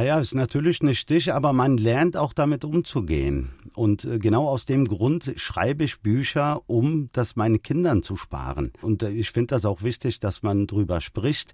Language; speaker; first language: German; early bilingual, other home language; Turkish